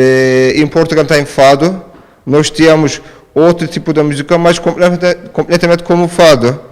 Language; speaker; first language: Portuguese; non-native, fluent; Turkish